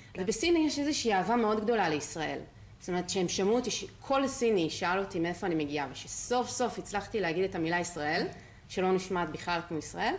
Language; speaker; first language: Hebrew; native; Hebrew